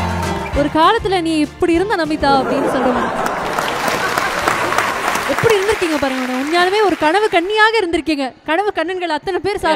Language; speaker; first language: Tamil; native; Tamil